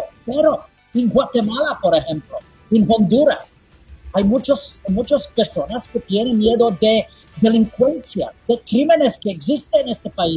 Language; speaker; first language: Spanish; non-native, fluent; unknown